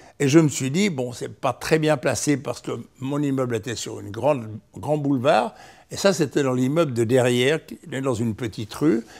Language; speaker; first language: French; native; French